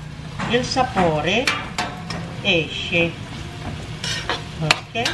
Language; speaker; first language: Italian; non-native, local second language; Filipino